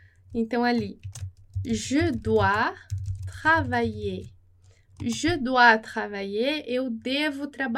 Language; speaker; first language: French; non-native, fluent; Portuguese